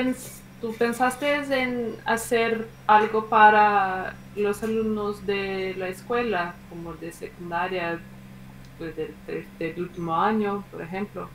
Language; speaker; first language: Spanish; non-native, fluent; Portuguese